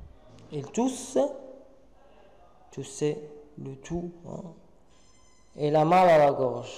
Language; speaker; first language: French; non-native, local second language; Arabic